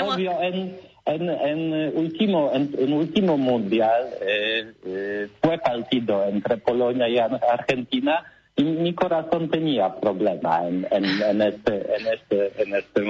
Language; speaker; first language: Spanish; non-native, learner; Polish